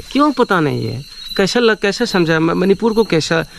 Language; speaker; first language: Hindi; non-native, local second language; Manipuri